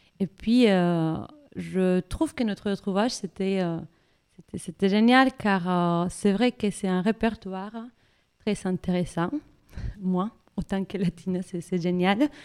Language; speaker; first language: French; non-native, fluent; Spanish